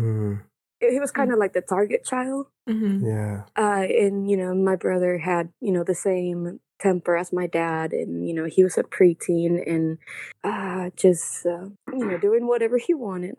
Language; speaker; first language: English; non-native, fluent; Spanish